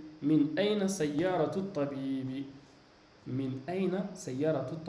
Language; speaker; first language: Arabic; non-native, fluent; French